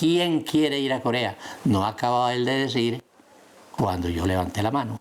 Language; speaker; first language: Spanish; native; Spanish